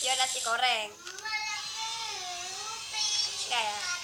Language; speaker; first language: Indonesian; non-native, local second language; Javanese